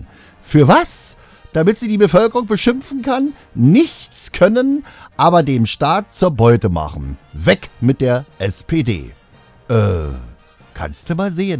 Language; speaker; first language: German; native; German